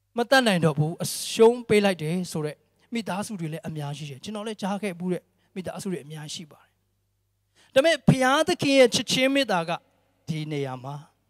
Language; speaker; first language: Burmese; non-native, local second language; Tedim Chin